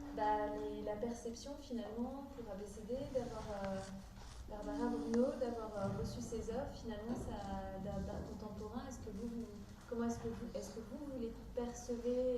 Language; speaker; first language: French; native; French